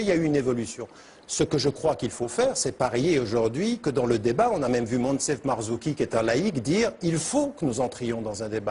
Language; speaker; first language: French; early bilingual, heritage; French